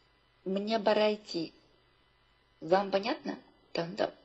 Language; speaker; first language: Russian; non-native, fluent; Chinese